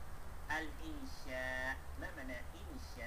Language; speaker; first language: Arabic; non-native, fluent; Malay